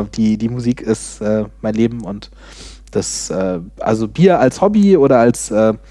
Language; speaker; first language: German; native; German